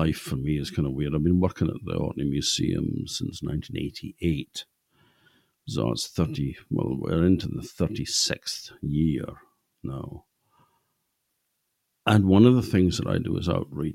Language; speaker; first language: English; native; English